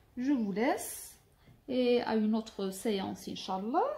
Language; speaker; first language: French; non-native, local second language; Arabic